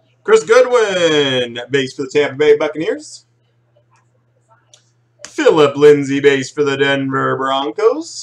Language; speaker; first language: English; native; English